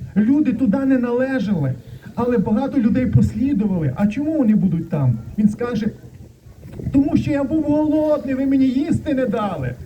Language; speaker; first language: Ukrainian; non-native, local second language; Russian